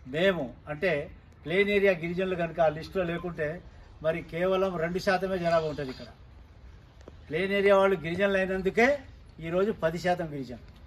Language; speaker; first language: Telugu; non-native, local second language; Lambadi